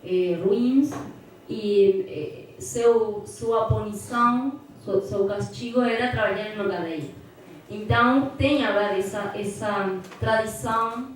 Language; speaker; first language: Portuguese; non-native, fluent; Spanish